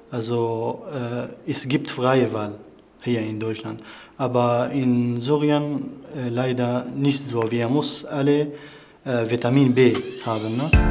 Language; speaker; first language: German; non-native, learner; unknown